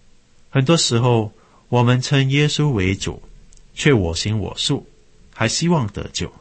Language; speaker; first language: Chinese; native; Chinese